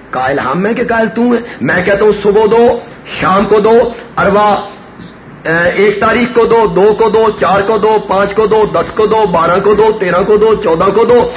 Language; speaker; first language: Urdu; non-native, local second language; Punjabi